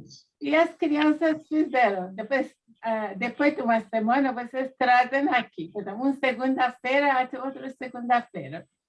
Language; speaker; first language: Portuguese; non-native, fluent; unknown